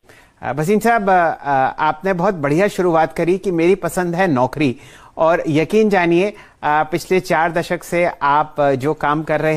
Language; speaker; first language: Hindi; native; Hindi